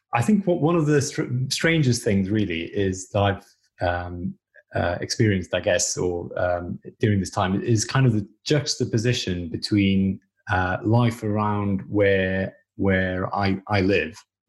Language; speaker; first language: English; native; English